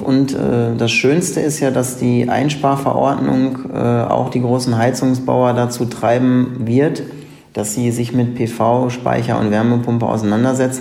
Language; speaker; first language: German; native; German